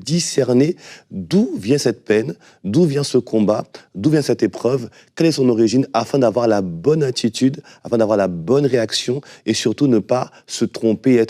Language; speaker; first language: French; native; French